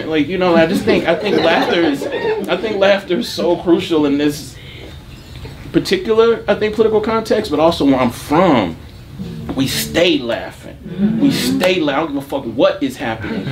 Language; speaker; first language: English; native; English